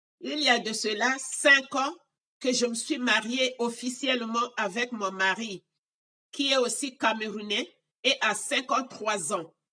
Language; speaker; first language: French; non-native, local second language; Lingala